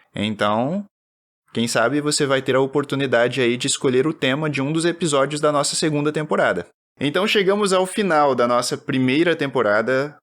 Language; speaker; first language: Portuguese; native; Portuguese